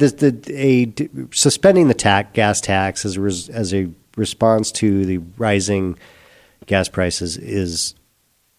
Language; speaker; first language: English; native; English